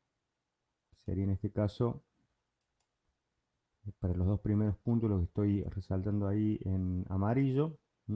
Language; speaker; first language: Spanish; native; Spanish